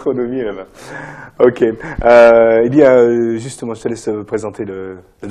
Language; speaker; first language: French; native; French